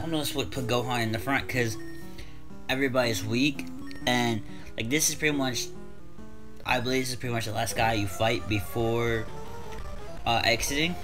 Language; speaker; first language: English; native; English